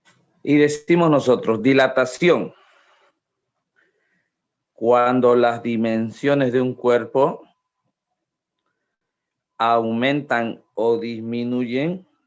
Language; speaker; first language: Spanish; native; Spanish